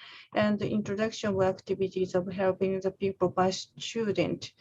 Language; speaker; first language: English; non-native, learner; Japanese